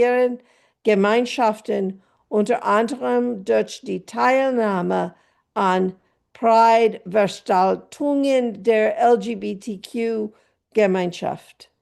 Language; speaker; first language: German; non-native, fluent; English